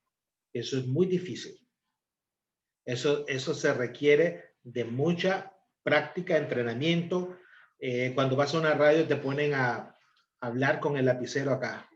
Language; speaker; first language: Spanish; native; Spanish